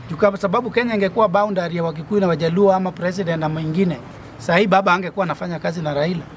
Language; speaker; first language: Swahili; non-native, local second language; Luo (Kenya and Tanzania)